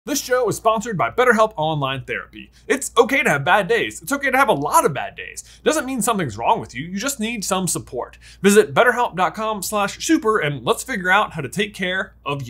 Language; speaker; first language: English; native; English